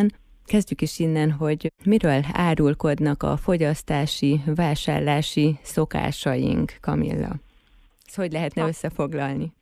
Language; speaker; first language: Hungarian; native; Hungarian